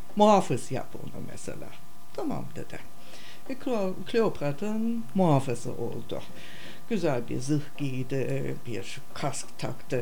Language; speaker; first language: Turkish; non-native, fluent; German